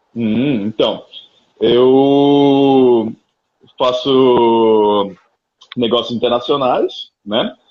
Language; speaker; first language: Portuguese; native; Portuguese